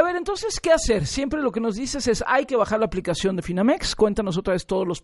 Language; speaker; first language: Spanish; native; Spanish